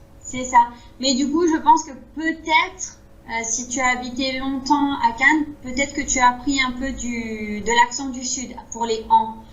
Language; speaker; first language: French; native; French